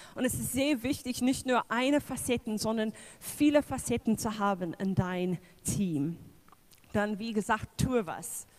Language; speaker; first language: German; non-native, fluent; English